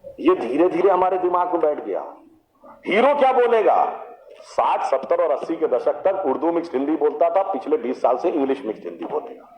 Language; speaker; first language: Hindi; native; Hindi